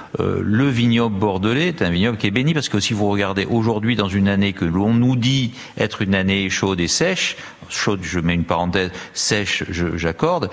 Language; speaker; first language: French; native; French